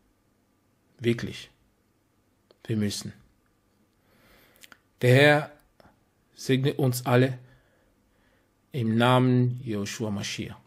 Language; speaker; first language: German; non-native, fluent; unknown